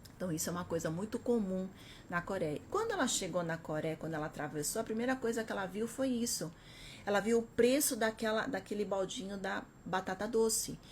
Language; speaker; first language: Portuguese; early bilingual, other home language; Korean